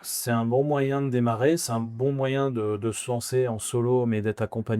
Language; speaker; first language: French; native; French